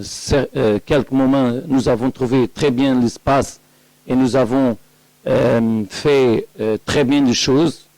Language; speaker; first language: French; non-native, learner; Portuguese